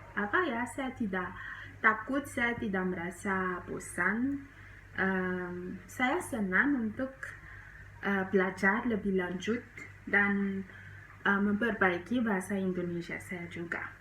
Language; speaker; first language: Indonesian; non-native, fluent; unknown